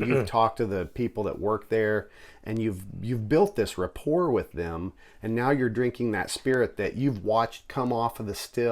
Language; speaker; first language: English; native; English